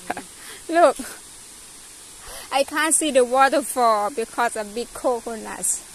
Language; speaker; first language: English; non-native, learner; Thai